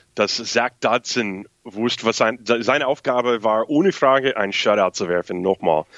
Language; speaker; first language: German; non-native, fluent; English